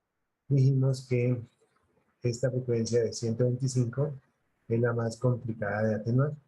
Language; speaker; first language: Spanish; native; Spanish